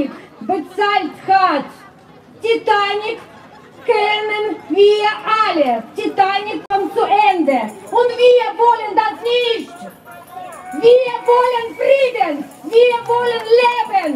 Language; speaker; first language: German; non-native, fluent; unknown